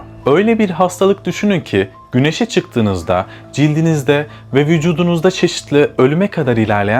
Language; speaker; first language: Turkish; native; Turkish